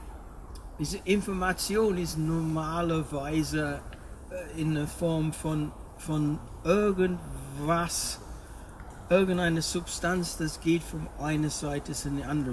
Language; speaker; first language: German; non-native, fluent; English